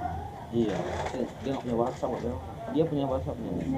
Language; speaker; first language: Japanese; non-native, fluent; Indonesian